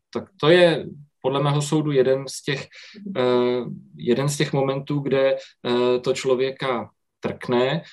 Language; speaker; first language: Czech; native; Czech